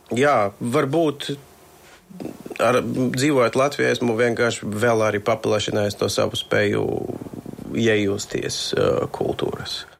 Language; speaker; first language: Latvian; non-native, fluent; Bulgarian